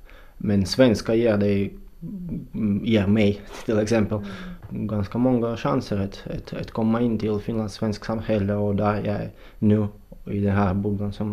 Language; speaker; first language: Swedish; non-native, fluent; Russian